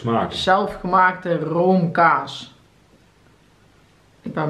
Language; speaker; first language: Dutch; native; Dutch